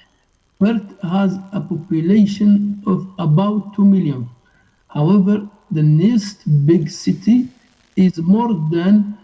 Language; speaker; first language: English; non-native, learner; Arabic